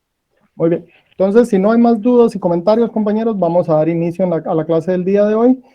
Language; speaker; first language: Spanish; native; Spanish